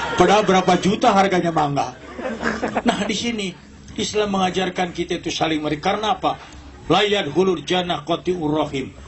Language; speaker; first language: Indonesian; non-native, local second language; Sundanese